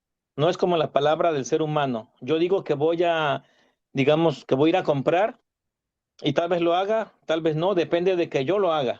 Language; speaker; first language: Spanish; native; Spanish